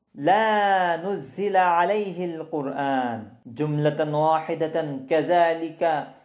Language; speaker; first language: Arabic; non-native, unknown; Bangla